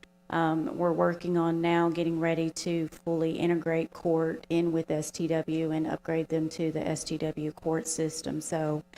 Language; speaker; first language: English; native; English